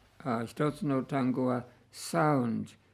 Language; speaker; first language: Japanese; non-native, fluent; English